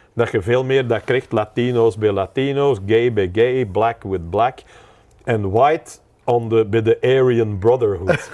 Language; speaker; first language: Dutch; non-native, local second language; English